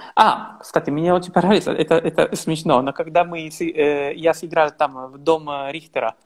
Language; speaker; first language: Russian; non-native, learner; Italian